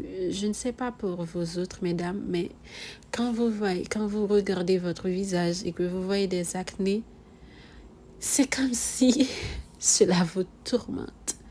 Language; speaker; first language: French; non-native, local second language; Haitian Creole